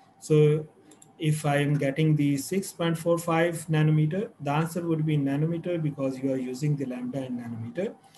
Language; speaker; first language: English; non-native, local second language; Urdu